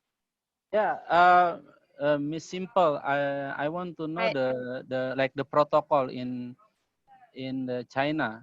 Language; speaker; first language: English; non-native, learner; Indonesian